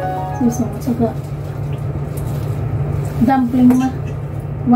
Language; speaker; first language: Chinese; non-native, learner; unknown